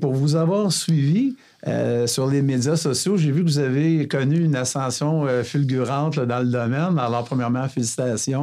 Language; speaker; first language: French; native; French